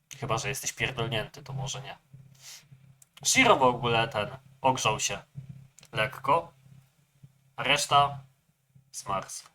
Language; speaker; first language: Polish; native; Polish